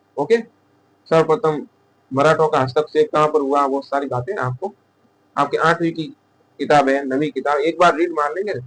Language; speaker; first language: Hindi; native; Hindi